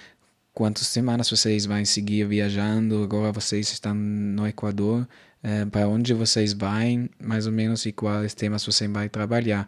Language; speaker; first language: Spanish; non-native, fluent; Portuguese